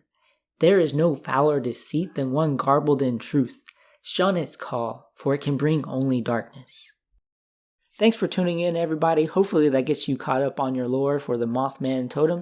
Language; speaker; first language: English; native; English